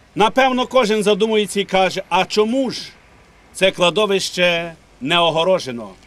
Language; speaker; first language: Ukrainian; native; Ukrainian